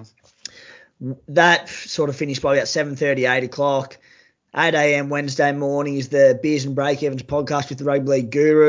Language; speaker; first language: English; native; English